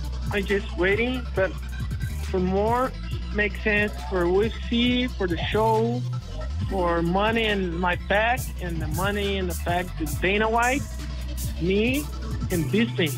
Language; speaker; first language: English; non-native, learner; Portuguese